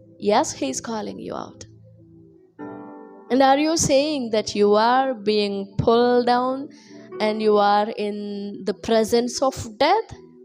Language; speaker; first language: English; non-native, local second language; Telugu